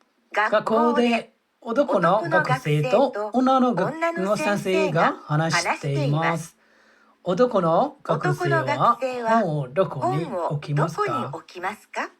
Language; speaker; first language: Japanese; non-native, learner; Burmese